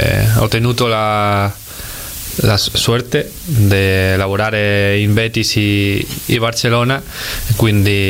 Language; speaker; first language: Italian; non-native, fluent; Spanish